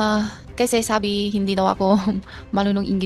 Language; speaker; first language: Filipino; non-native, learner; Chinese